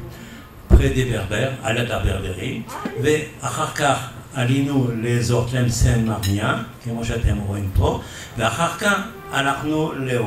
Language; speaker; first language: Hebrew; non-native, fluent; French